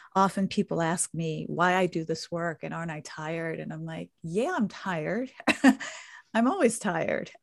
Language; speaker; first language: English; native; English